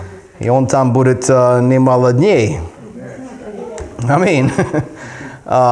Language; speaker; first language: Russian; non-native, fluent; English